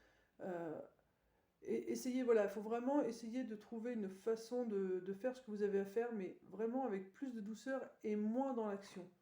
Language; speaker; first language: French; native; French